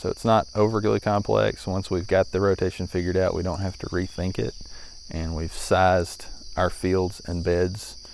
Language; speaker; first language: English; native; English